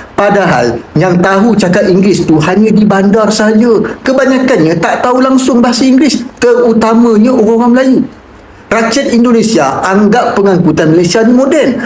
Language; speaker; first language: Malay; native; Malay